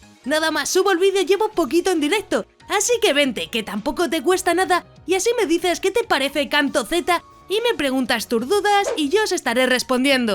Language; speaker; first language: Spanish; native; Spanish